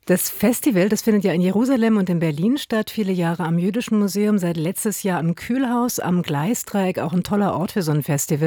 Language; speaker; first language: German; native; German